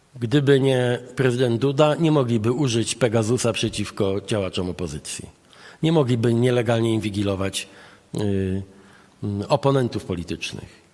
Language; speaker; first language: Polish; native; Polish